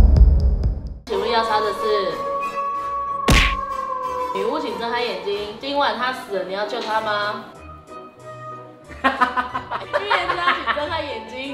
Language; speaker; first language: Chinese; native; Chinese